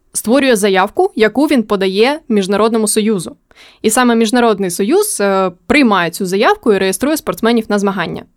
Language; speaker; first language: Ukrainian; native; Ukrainian